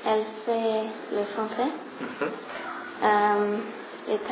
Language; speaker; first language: French; non-native, learner; English